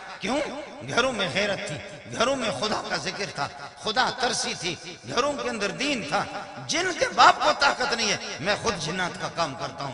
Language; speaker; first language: Urdu; non-native, local second language; Brahui